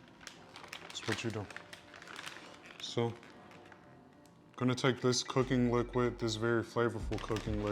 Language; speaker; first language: English; native; English